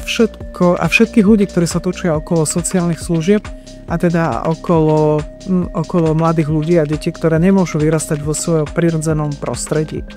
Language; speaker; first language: Slovak; native; Slovak